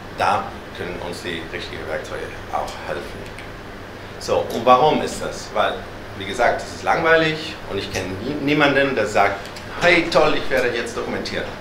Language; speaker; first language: German; non-native, fluent; Spanish